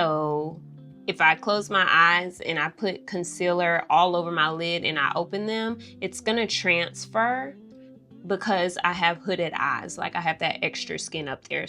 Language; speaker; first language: English; native; English